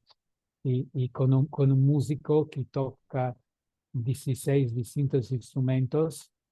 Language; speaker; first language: Spanish; non-native, fluent; Italian